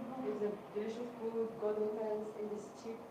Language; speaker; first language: English; non-native, learner; Arabic